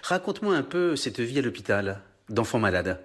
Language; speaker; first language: French; native; French